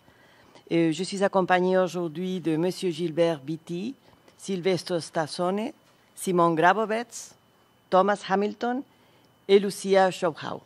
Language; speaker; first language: French; non-native, fluent; Spanish